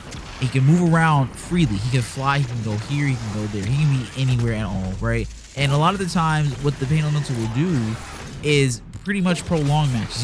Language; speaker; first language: English; native; English